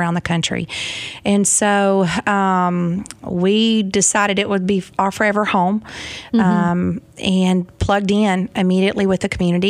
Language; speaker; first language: English; native; English